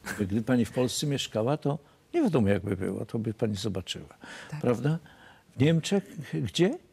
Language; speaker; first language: Polish; native; Polish